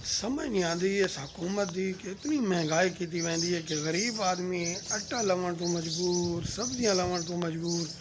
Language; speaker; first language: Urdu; non-native, local second language; Saraiki